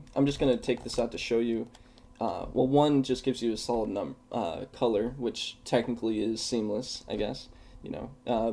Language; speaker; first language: English; native; English